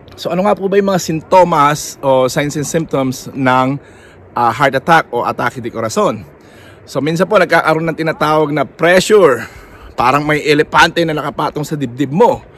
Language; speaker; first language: Filipino; native; Filipino